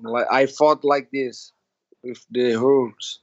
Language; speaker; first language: English; non-native, learner; Portuguese